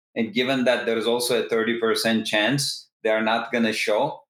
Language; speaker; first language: English; non-native, fluent; Turkish